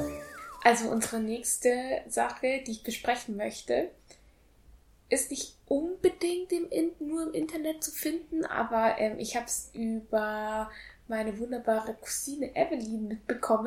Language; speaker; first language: German; native; German